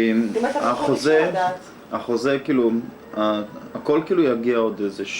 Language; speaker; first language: Hebrew; native; Hebrew